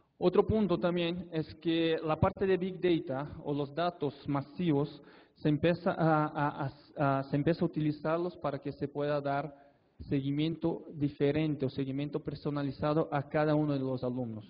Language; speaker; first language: Spanish; non-native, fluent; Portuguese